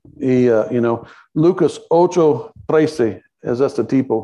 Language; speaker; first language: Spanish; non-native, learner; English